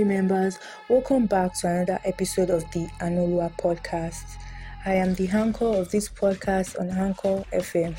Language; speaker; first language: English; non-native, local second language; Yoruba